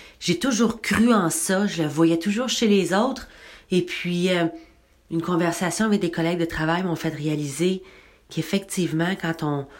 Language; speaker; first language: French; native; French